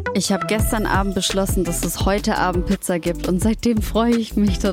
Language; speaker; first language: German; native; German